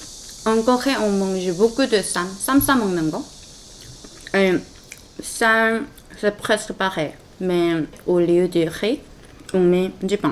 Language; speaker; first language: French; non-native, fluent; Korean